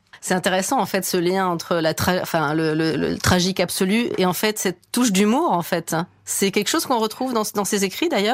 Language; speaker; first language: French; native; French